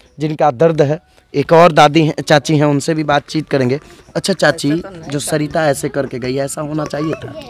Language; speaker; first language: Hindi; native; Hindi